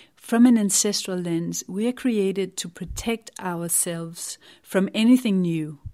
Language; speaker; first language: English; non-native, fluent; Danish